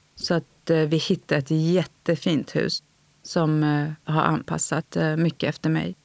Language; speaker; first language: Swedish; native; Swedish